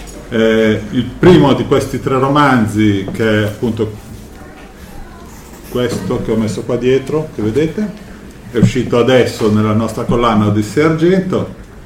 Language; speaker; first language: Italian; native; Italian